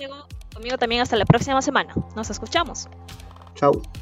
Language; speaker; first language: Spanish; native; Spanish